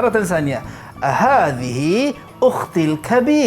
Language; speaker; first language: Arabic; non-native, fluent; Malay